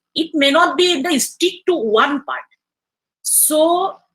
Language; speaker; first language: English; non-native, local second language; Assamese